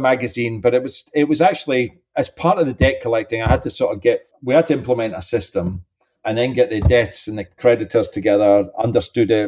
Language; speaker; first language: English; native; English